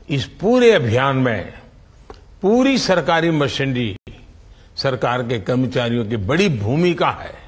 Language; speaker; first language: Hindi; non-native, local second language; Gujarati